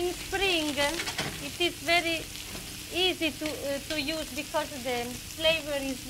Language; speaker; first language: English; non-native, learner; Italian